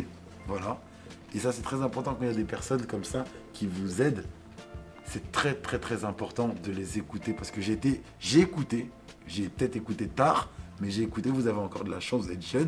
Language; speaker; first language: French; native; French